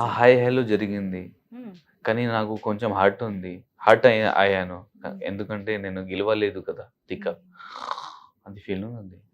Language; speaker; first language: Telugu; non-native, learner; Hindi